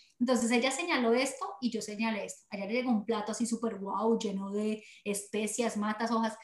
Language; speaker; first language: Spanish; native; Spanish